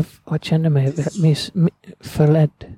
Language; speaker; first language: Swedish; non-native, fluent; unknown